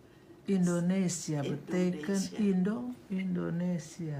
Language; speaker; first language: Dutch; non-native, learner; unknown